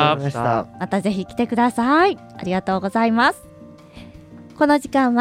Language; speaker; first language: Japanese; native; Japanese